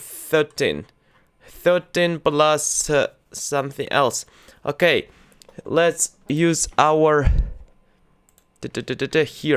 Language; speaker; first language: English; non-native, learner; Russian